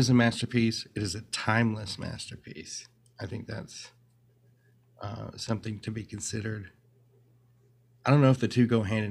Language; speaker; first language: English; native; English